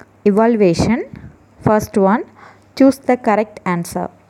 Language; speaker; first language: English; non-native, local second language; Tamil